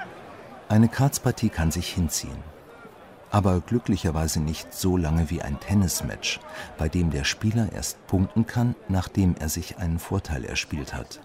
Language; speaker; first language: German; native; German